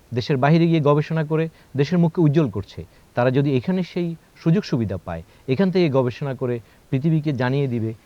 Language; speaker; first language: Bangla; native; Bangla